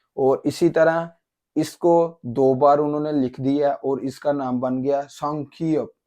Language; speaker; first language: Urdu; non-native, local second language; Punjabi